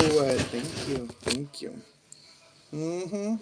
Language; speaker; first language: English; native; English